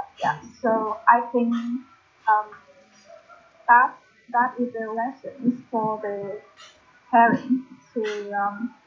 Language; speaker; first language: English; non-native, learner; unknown